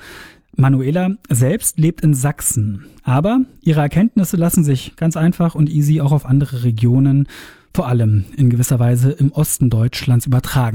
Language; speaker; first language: German; native; German